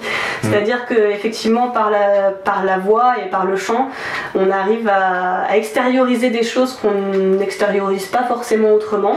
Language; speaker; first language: French; native; French